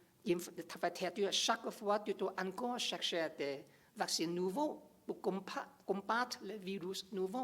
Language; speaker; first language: French; non-native, learner; English